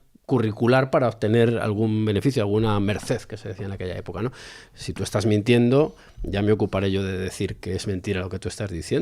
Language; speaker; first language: Spanish; native; Spanish